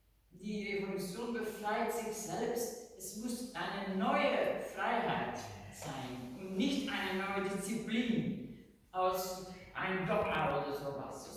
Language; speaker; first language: German; non-native, learner; Dutch